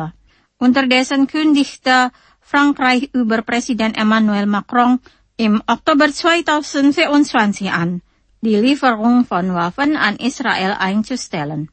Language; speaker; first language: German; non-native, fluent; Indonesian